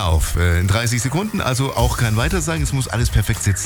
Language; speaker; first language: German; native; German